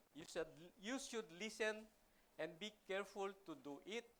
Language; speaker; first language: English; non-native, local second language; Filipino